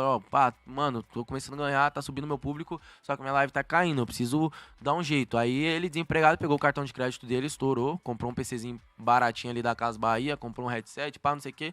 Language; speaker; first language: Portuguese; native; Portuguese